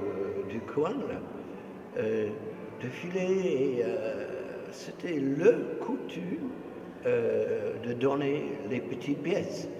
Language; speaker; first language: French; non-native, fluent; English